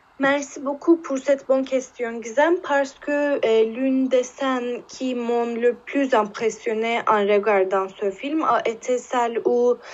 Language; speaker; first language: French; non-native, learner; Turkish